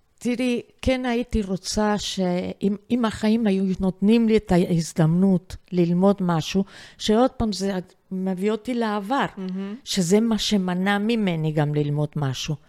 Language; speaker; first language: Hebrew; non-native, fluent; Spanish